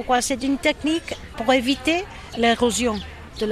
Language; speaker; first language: French; non-native, learner; Catalan